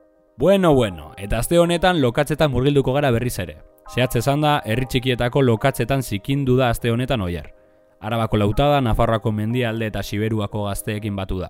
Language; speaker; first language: Basque; native; Basque